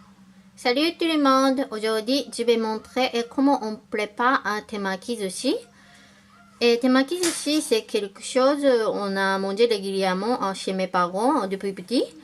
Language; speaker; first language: French; non-native, learner; Japanese